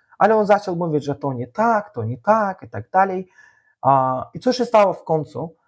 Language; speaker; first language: Polish; non-native, fluent; Azerbaijani